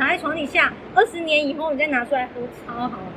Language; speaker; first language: Chinese; native; Chinese